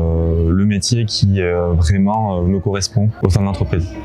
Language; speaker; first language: French; native; French